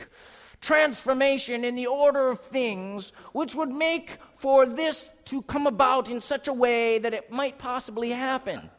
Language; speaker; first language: English; native; English